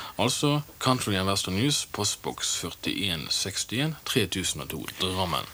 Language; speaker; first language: Norwegian; native; Norwegian